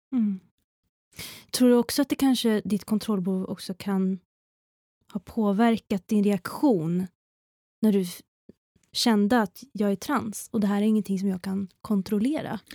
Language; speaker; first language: Swedish; native; Swedish